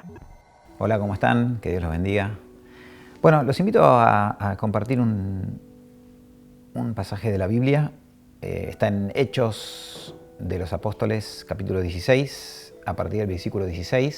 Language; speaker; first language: Spanish; native; Spanish